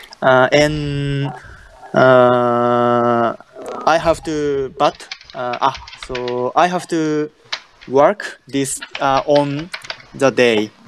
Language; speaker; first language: English; non-native, learner; Japanese